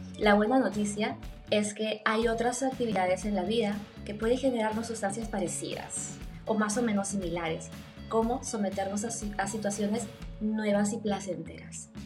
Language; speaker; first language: Spanish; native; Spanish